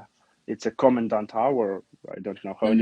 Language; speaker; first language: English; non-native, learner; Romanian